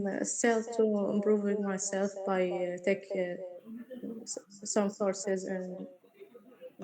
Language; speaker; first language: English; non-native, learner; Arabic